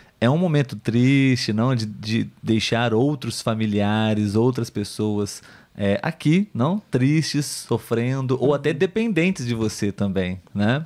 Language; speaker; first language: Portuguese; native; Portuguese